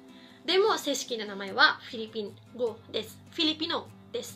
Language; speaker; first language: Japanese; non-native, fluent; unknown